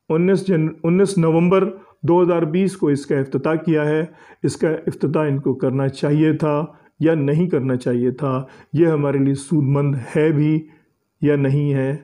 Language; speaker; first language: Urdu; native; Urdu